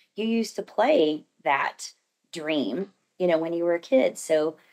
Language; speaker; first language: English; native; English